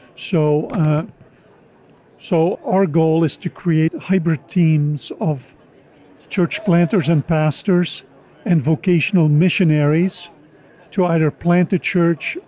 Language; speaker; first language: English; non-native, fluent; Dutch